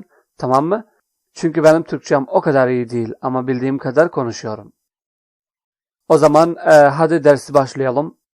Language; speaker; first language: Turkish; non-native, fluent; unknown